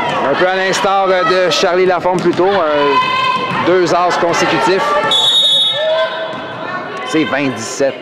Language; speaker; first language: French; native; French